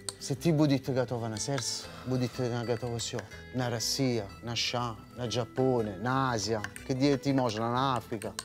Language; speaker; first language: Russian; non-native, learner; Italian